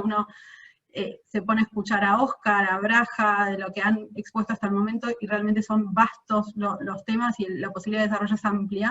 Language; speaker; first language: Spanish; native; Spanish